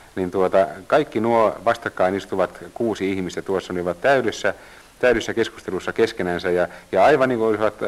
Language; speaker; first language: Finnish; native; Finnish